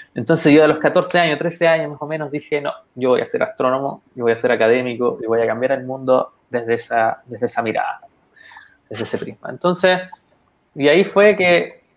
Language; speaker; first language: Spanish; native; Spanish